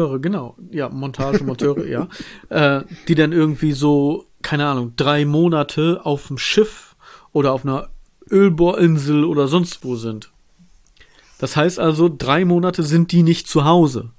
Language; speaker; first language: German; native; German